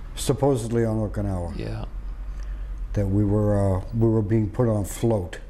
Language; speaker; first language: English; native; English